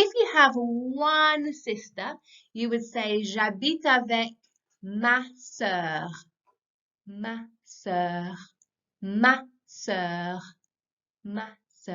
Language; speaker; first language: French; non-native, fluent; English